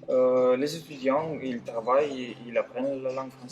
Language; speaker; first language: French; non-native, learner; Romanian